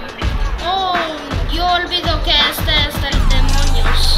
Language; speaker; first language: Spanish; early bilingual, heritage; English